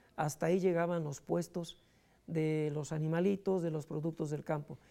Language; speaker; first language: Spanish; native; Spanish